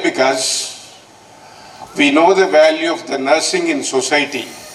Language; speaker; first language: English; non-native, local second language; Telugu